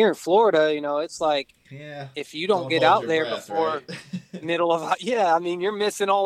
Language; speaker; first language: English; native; English